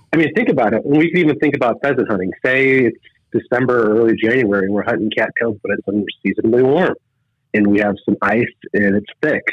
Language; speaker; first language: English; native; English